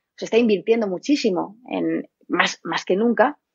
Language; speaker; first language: Spanish; native; Spanish